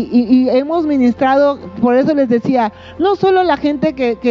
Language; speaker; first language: Spanish; native; Spanish